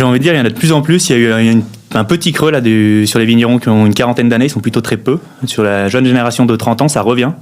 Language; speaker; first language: French; native; French